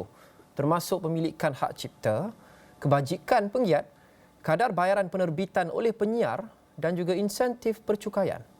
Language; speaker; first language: Malay; native; Malay